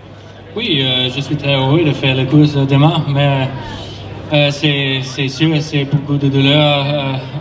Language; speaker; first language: French; non-native, learner; German